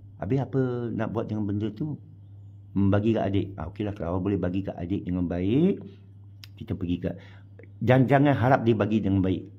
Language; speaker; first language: Malay; non-native, local second language; Chinese